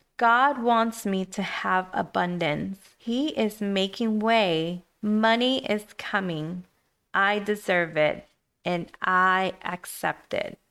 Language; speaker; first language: English; early bilingual, other home language; Spanish